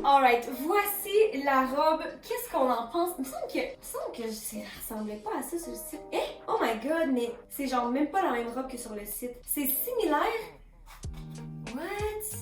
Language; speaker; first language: French; native; French